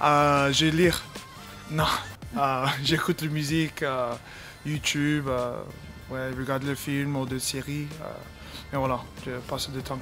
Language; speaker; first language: French; non-native, learner; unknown